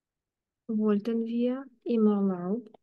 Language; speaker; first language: German; non-native, fluent; Ukrainian